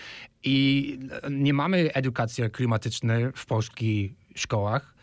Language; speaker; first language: Polish; non-native, fluent; English